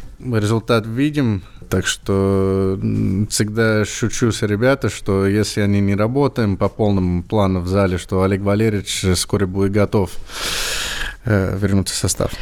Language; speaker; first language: Russian; non-native, learner; English